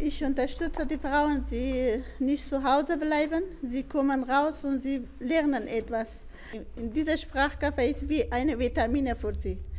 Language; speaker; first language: German; non-native, learner; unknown